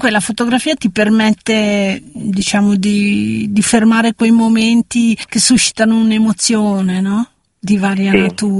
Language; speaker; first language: Italian; native; Italian